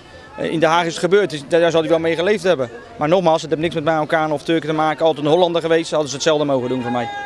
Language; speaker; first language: Dutch; native; Dutch